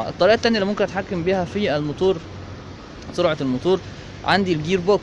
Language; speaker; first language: Arabic; native; Arabic